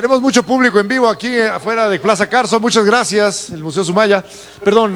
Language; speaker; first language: Spanish; native; Spanish